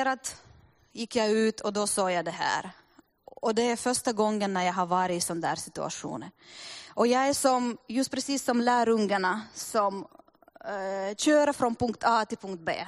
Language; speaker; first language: Swedish; non-native, fluent; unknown